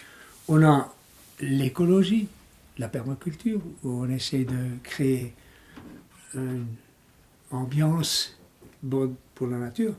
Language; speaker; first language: French; non-native, local second language; German